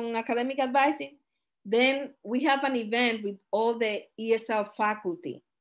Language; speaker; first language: English; non-native, fluent; Spanish